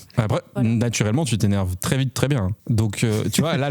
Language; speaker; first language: French; native; French